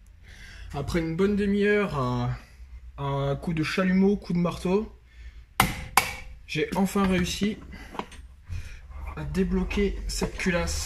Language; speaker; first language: French; native; French